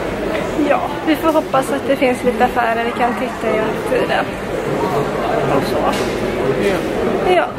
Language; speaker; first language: Swedish; native; Swedish